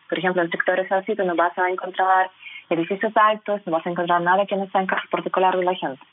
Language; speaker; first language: Spanish; non-native, fluent; Russian